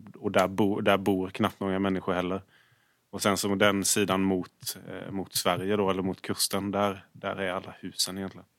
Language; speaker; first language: Swedish; native; Swedish